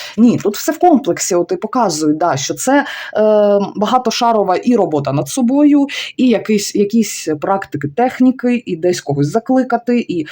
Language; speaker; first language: Ukrainian; non-native, local second language; Russian